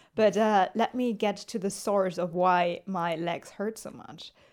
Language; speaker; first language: English; non-native, fluent; German